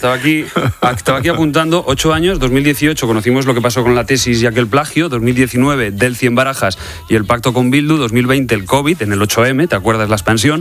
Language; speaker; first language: Spanish; native; Spanish